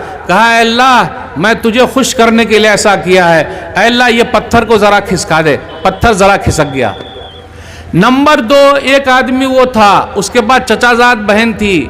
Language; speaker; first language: Hindi; native; Hindi